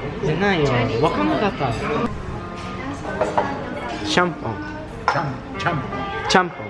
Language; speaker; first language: Japanese; non-native, learner; English